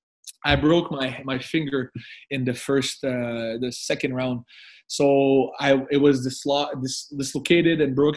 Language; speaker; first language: English; non-native, fluent; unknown